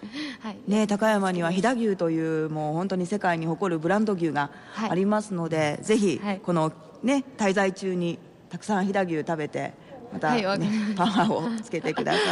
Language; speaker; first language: Japanese; native; Japanese